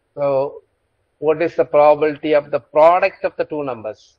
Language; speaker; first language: English; non-native, local second language; Tamil